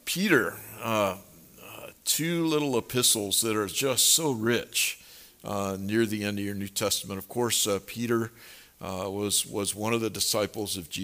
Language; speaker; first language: English; native; English